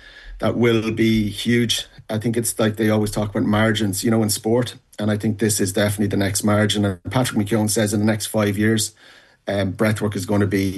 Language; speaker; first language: English; native; English